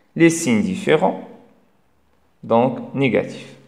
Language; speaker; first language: French; non-native, local second language; Arabic